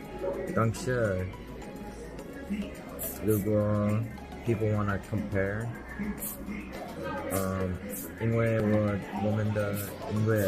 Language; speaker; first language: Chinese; non-native, learner; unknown